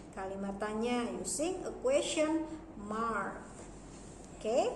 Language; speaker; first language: English; non-native, learner; Indonesian